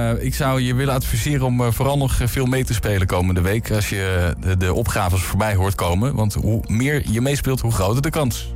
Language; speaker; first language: Dutch; native; Dutch